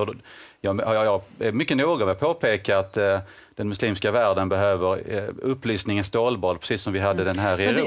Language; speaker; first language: Swedish; native; Swedish